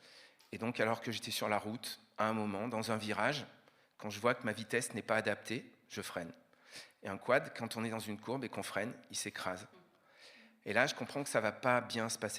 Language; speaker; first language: French; native; French